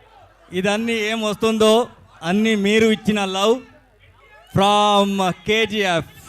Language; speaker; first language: Telugu; non-native, learner; Kannada